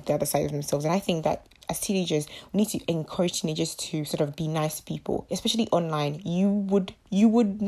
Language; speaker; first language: English; non-native, local second language; Akan